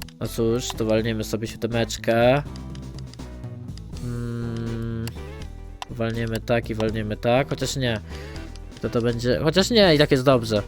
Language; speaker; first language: Polish; native; Polish